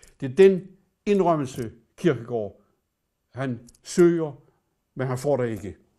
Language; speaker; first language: Danish; native; Danish